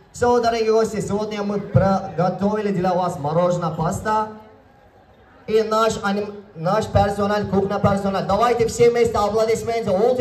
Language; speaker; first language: Russian; non-native, learner; Turkish